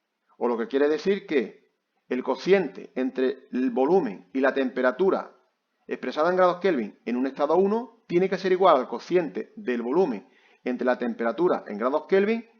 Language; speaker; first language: Spanish; native; Spanish